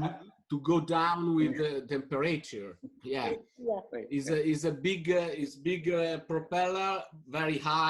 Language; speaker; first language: English; non-native, fluent; Italian